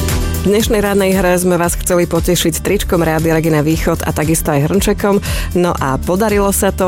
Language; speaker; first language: Slovak; native; Slovak